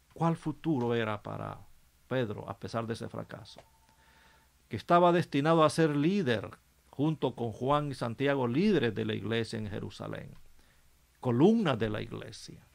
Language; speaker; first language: Spanish; native; Spanish